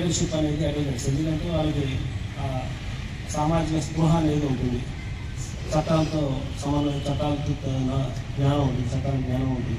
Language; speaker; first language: Telugu; native; Telugu